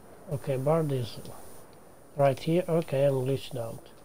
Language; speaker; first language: English; non-native, fluent; Italian